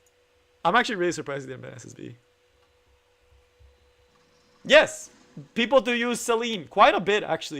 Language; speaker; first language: English; native; English